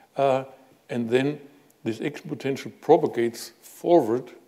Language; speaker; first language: English; non-native, fluent; German